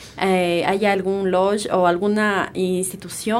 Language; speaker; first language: Spanish; native; Spanish